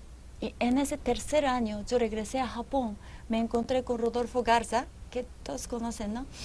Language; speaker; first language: Spanish; non-native, fluent; Japanese